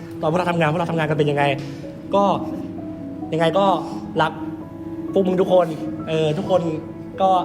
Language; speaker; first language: Thai; native; Thai